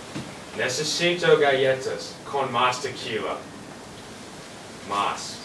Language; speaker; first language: Spanish; non-native, learner; English